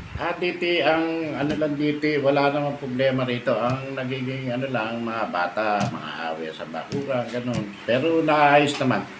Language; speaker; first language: Filipino; native; Filipino